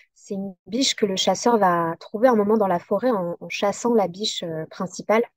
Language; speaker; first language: French; native; French